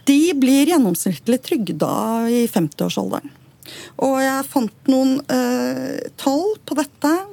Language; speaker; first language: Norwegian; native; Norwegian